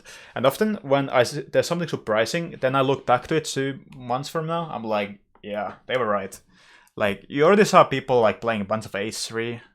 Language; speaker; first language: English; non-native, fluent; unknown